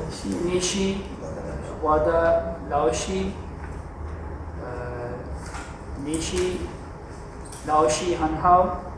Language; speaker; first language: Chinese; non-native, learner; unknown